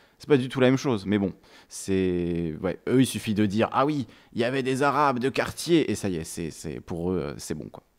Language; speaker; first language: French; native; French